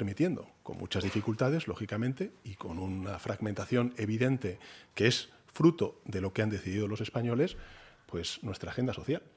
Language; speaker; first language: Spanish; native; Spanish